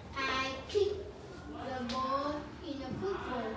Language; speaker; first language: English; non-native, learner; Vietnamese